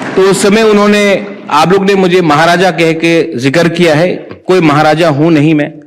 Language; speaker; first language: Hindi; non-native, local second language; Kok Borok